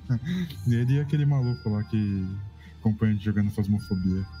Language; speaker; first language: Portuguese; native; Portuguese